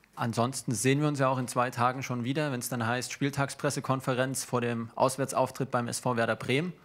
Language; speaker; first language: German; native; German